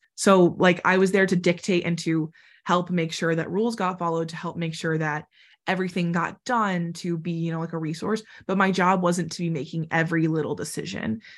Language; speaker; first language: English; native; English